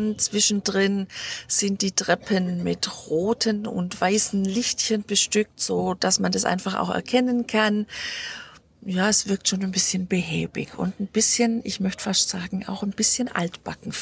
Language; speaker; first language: German; native; German